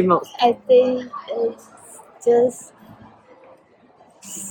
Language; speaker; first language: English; non-native, learner; Chinese